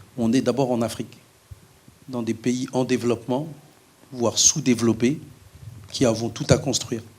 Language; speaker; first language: French; native; French